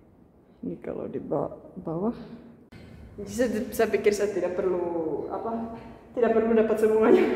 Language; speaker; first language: Indonesian; non-native, fluent; Czech